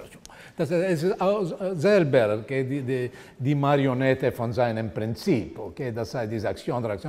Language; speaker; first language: German; non-native, fluent; Portuguese